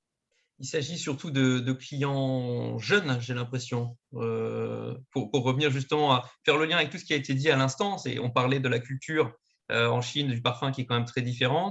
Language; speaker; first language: French; native; French